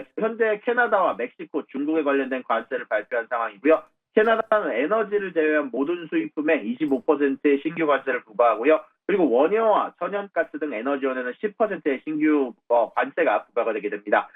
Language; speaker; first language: Korean; native; Korean